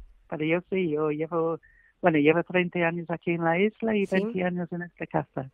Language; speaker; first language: Spanish; non-native, fluent; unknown